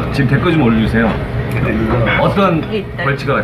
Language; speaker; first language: Korean; native; Korean